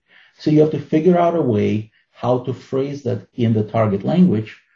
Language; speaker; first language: English; non-native, fluent; Russian